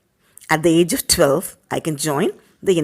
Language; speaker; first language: English; non-native, local second language; Tamil